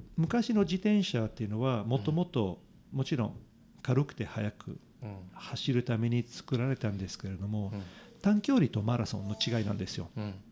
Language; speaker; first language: Japanese; non-native, fluent; Italian